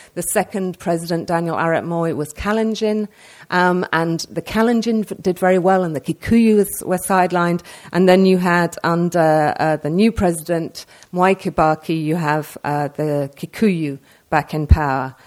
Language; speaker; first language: English; native; English